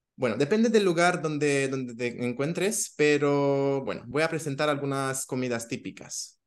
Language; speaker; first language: Spanish; non-native, fluent; Romanian